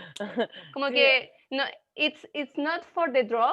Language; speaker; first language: English; non-native, learner; Spanish